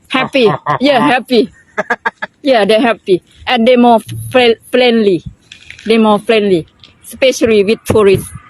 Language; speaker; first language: English; non-native, learner; Thai